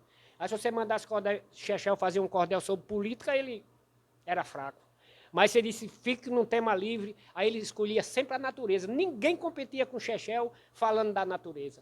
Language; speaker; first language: Portuguese; native; Portuguese